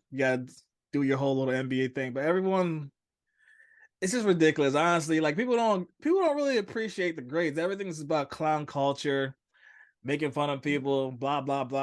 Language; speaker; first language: English; native; English